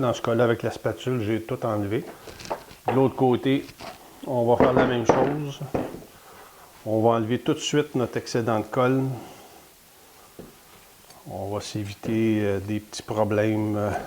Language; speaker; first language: French; native; French